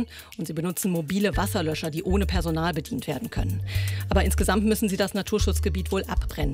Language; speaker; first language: German; native; German